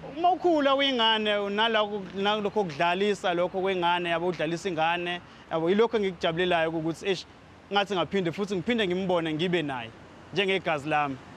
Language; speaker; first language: Zulu; native; Zulu